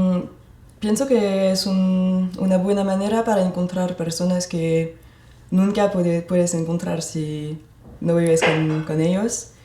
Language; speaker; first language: Spanish; non-native, fluent; French